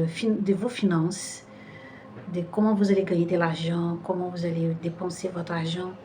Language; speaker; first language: French; non-native, fluent; Portuguese